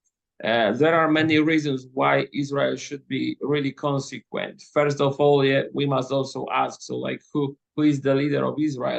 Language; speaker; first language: English; non-native, fluent; Polish